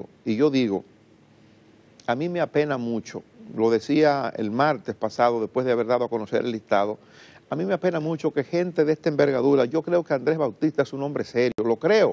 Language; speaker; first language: Spanish; native; Spanish